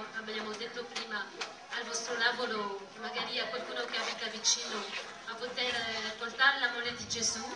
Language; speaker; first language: Italian; non-native, fluent; French